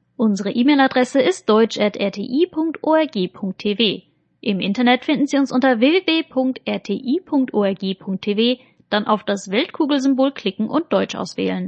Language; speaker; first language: German; native; German